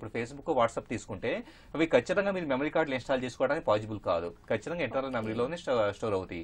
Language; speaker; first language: Telugu; native; Telugu